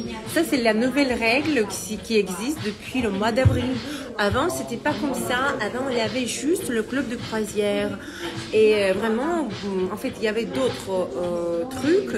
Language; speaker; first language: French; non-native, fluent; Russian